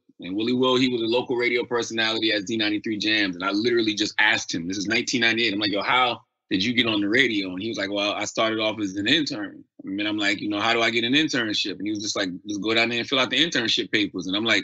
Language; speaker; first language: English; native; English